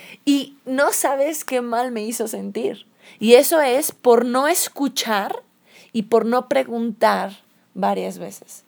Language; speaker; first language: Spanish; native; Spanish